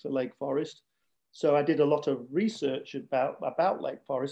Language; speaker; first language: English; native; English